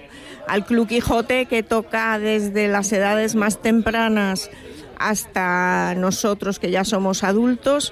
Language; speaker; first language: Spanish; native; Spanish